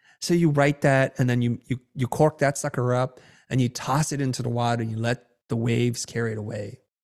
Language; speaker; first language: English; early bilingual, other home language; Vietnamese